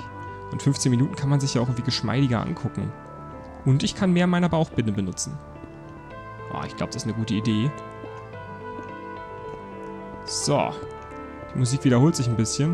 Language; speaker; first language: German; native; German